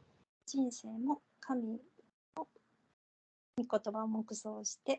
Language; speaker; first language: Japanese; non-native, fluent; Korean